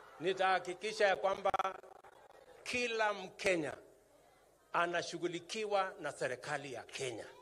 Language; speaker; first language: Swahili; non-native, local second language; Kalenjin